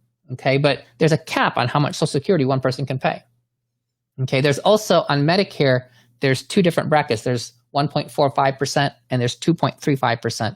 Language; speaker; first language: English; native; English